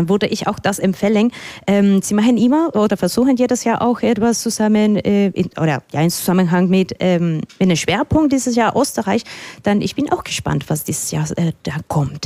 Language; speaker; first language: German; non-native, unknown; Spanish